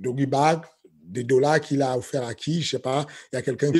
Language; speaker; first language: French; native; French